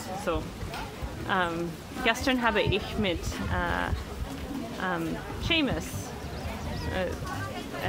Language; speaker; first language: German; non-native, learner; English